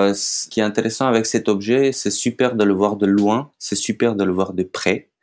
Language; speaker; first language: French; non-native, fluent; Macedonian